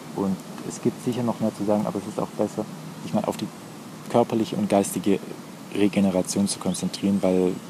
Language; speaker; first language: German; native; German